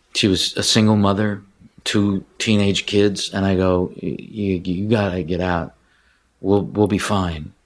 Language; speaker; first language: English; native; English